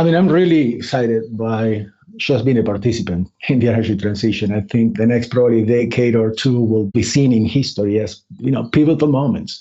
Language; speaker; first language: English; non-native, fluent; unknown